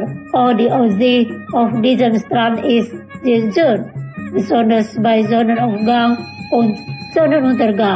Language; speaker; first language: German; non-native, learner; Indonesian